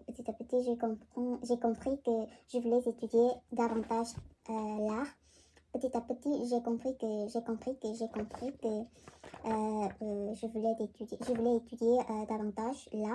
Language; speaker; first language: French; non-native, learner; Korean